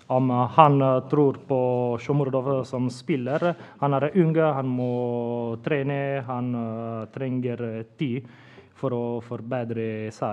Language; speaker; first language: Norwegian; non-native, fluent; Italian